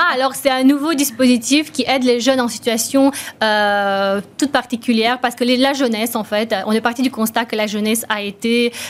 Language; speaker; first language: French; non-native, fluent; Romanian